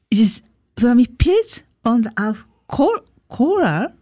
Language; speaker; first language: German; non-native, learner; Japanese